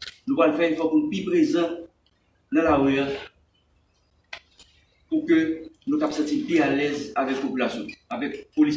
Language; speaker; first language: French; non-native, local second language; Haitian Creole